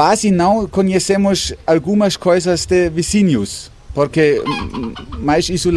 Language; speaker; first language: Portuguese; non-native, learner; German